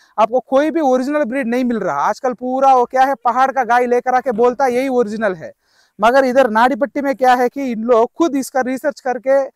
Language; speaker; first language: Hindi; non-native, local second language; Telugu